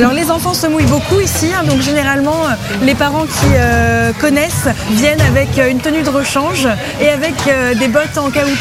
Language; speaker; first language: French; native; French